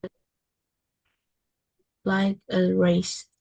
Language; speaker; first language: English; non-native, learner; Vietnamese